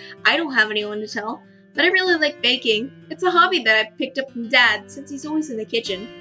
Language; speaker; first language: English; native; English